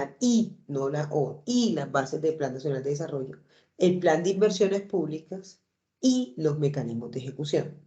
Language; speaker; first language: Spanish; native; Spanish